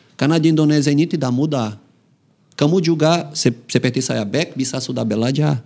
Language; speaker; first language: Indonesian; non-native, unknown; Portuguese